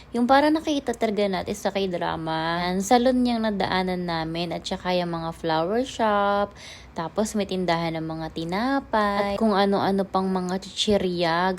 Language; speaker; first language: Filipino; native; Filipino